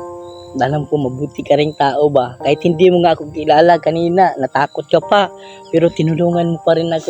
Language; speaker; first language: Filipino; non-native, local second language; Cebuano